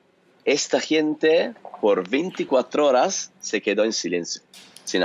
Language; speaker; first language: Spanish; non-native, fluent; Italian